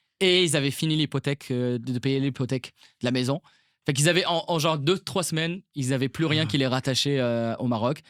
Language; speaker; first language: French; non-native, local second language; Arabic